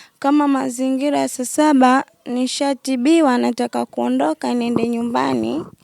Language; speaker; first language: Swahili; native; Swahili